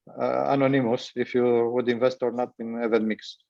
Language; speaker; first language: English; non-native, fluent; Romanian